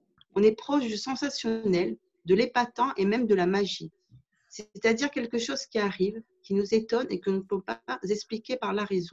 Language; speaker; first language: French; native; French